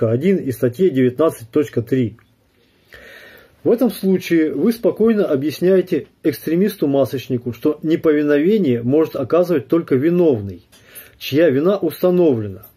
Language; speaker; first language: Russian; native; Russian